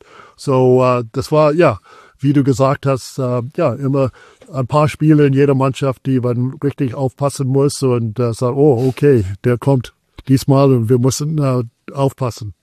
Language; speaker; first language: German; non-native, fluent; English